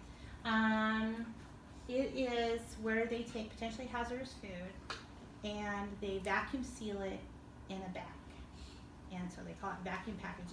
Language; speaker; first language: English; native; English